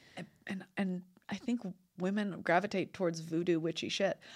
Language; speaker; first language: English; native; English